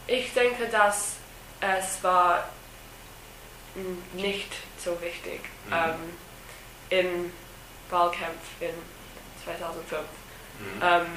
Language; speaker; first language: German; non-native, learner; English